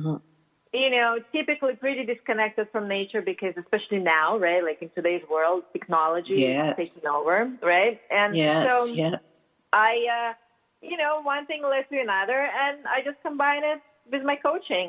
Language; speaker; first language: English; non-native, fluent; Russian